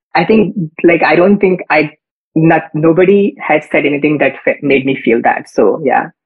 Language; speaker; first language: English; non-native, local second language; Kannada